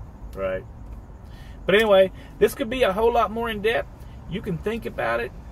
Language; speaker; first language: English; native; English